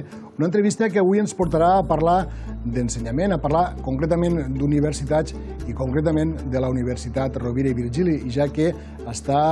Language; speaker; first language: Catalan; native; Catalan